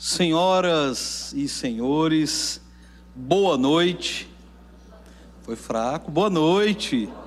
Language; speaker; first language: Portuguese; native; Portuguese